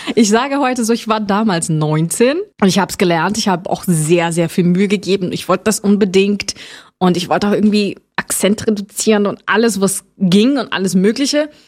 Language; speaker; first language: German; non-native, fluent; Portuguese